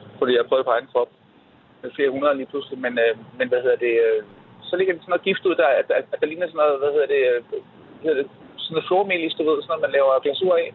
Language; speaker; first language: Danish; native; Danish